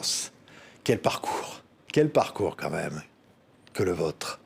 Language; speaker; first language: French; native; French